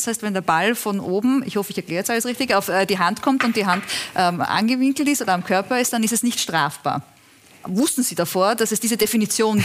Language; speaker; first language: German; native; German